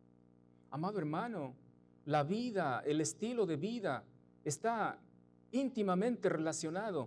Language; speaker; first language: Spanish; native; Spanish